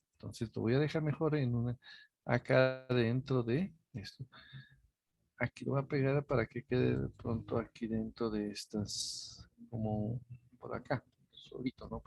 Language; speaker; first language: Spanish; native; Spanish